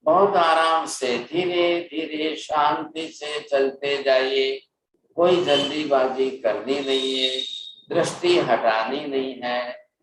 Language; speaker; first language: Hindi; non-native, local second language; Gujarati